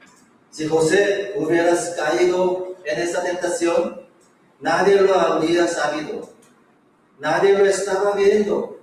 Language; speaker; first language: Spanish; non-native, fluent; Korean